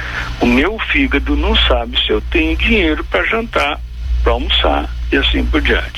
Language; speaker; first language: Portuguese; native; Portuguese